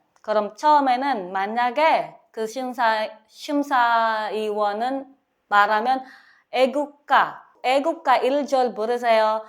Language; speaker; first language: Korean; non-native, learner; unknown